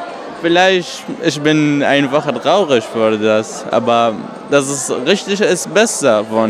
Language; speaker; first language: German; non-native, learner; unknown